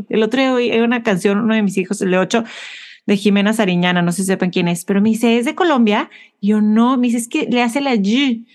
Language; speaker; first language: Spanish; native; Spanish